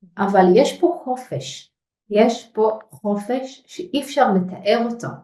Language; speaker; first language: Hebrew; non-native, local second language; Arabic